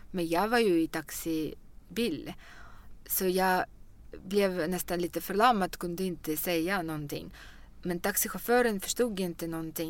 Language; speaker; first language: Swedish; non-native, fluent; Russian